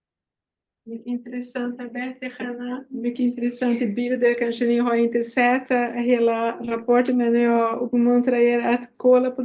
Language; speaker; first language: Swedish; non-native, fluent; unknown